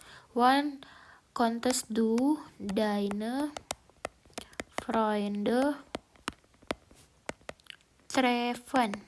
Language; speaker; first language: German; non-native, learner; Indonesian